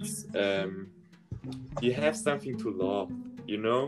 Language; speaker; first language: English; non-native, learner; German